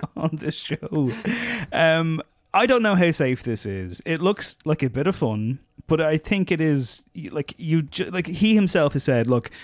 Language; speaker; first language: English; native; English